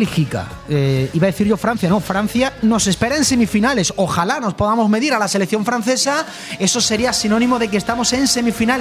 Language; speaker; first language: Spanish; native; Spanish